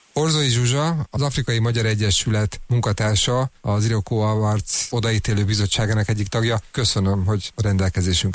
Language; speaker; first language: Hungarian; native; Hungarian